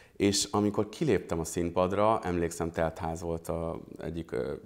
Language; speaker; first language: Hungarian; early bilingual, other home language; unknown